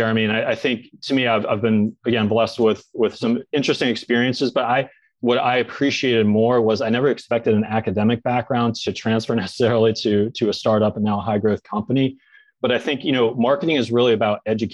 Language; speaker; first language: English; native; English